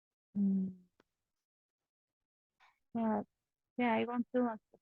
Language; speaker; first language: English; non-native, learner; Spanish